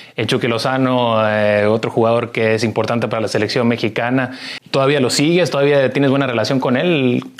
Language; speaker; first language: Spanish; early bilingual, heritage; Spanish